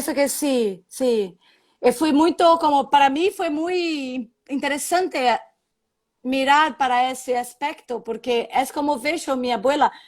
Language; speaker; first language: Spanish; non-native, learner; Portuguese